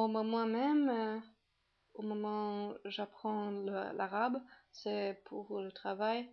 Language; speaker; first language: French; non-native, fluent; German